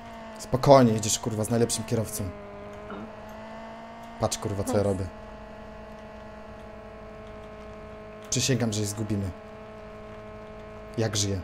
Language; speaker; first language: Polish; native; Polish